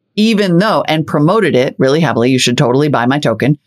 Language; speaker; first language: English; native; English